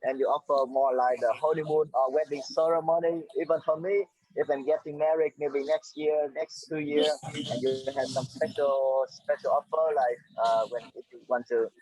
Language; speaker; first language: English; non-native, fluent; Vietnamese